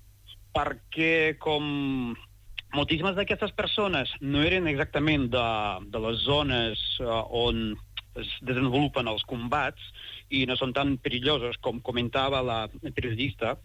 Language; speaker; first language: Catalan; non-native, fluent; Ukrainian